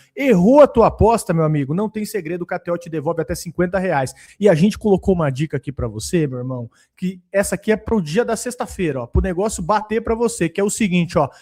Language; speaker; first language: Portuguese; native; Portuguese